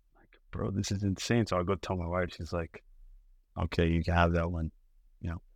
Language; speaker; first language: English; non-native, local second language; Yoruba